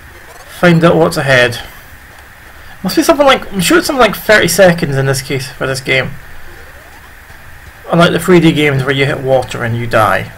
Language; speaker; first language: English; native; English